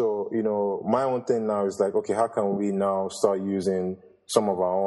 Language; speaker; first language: English; non-native, local second language; Yoruba